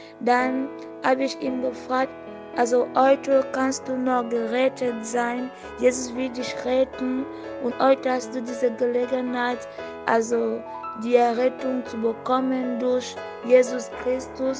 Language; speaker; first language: German; non-native, fluent; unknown